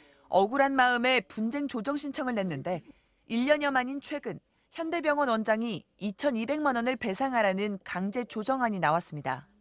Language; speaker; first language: Korean; native; Korean